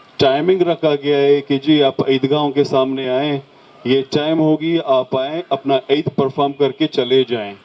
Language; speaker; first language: Urdu; non-native, local second language; Baluchi